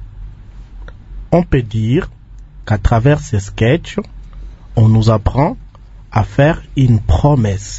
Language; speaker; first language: French; non-native, local second language; Lingala